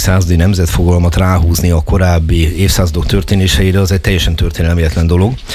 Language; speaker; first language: Hungarian; native; Hungarian